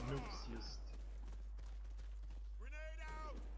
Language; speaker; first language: English; non-native, learner; Russian